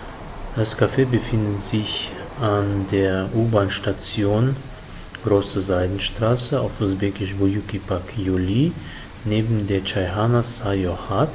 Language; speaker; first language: German; non-native, fluent; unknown